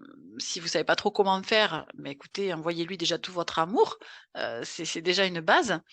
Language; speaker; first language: French; native; French